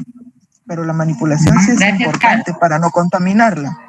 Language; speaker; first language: Spanish; native; Spanish